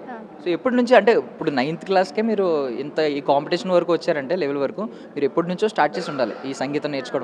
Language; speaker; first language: Telugu; native; Telugu